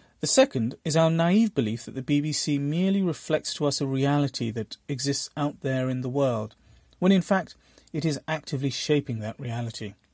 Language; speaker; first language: English; early bilingual, other home language; Bangla